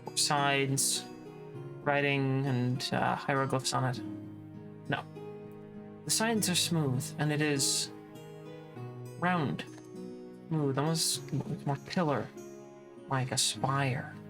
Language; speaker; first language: English; native; English